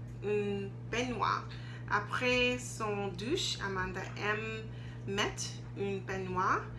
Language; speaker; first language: French; non-native, learner; English